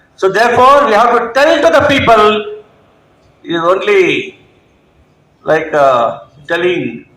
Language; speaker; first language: English; non-native, local second language; Kannada